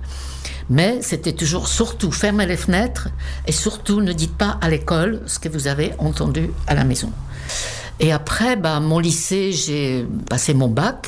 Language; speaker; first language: French; non-native, fluent; Czech